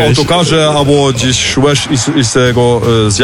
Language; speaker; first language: Polish; early bilingual, heritage; German